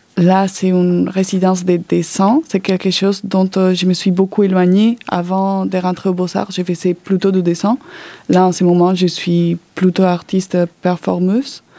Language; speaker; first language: French; non-native, fluent; Spanish